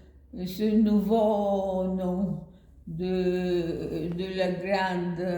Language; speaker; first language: French; non-native, fluent; Bulgarian